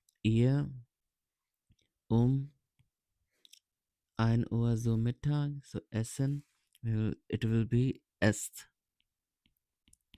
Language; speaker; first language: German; non-native, fluent; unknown